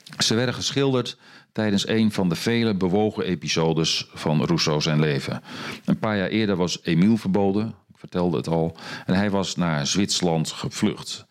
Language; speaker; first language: Dutch; native; Dutch